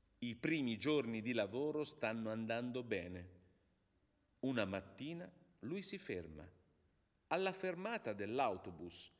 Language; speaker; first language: Italian; non-native, fluent; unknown